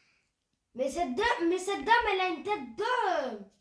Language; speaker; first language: French; native; French